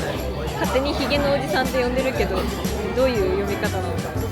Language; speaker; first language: Japanese; native; Japanese